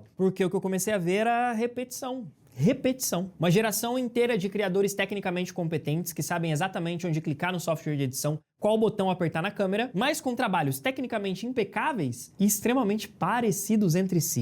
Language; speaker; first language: Portuguese; native; Portuguese